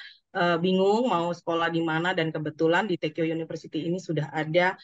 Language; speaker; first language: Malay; non-native, fluent; Japanese